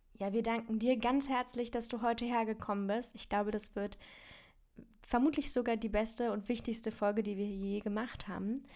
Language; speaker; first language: German; native; German